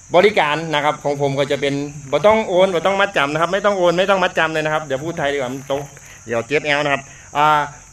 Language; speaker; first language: Thai; native; Thai